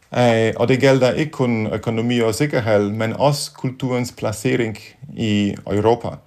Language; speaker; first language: Danish; non-native, fluent; Polish